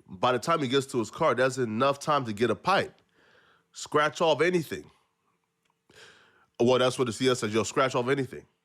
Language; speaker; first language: English; native; English